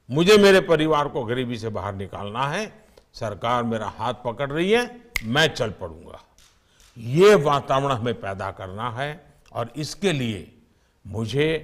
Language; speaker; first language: Hindi; non-native, local second language; Gujarati